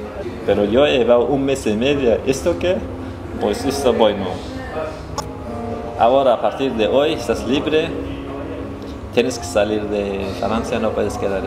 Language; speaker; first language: Spanish; non-native, fluent; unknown